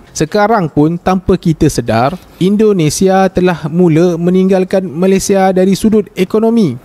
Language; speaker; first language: Malay; native; Malay